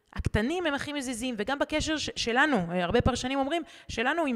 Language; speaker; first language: Hebrew; native; Hebrew